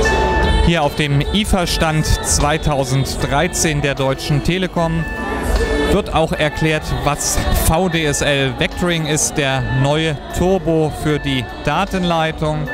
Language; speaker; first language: German; native; German